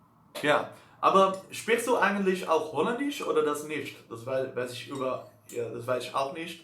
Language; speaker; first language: German; non-native, learner; Dutch